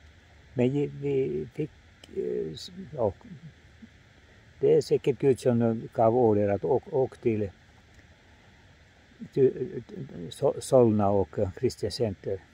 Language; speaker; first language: Swedish; non-native, fluent; Finnish